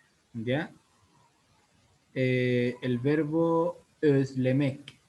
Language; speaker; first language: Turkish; non-native, learner; Spanish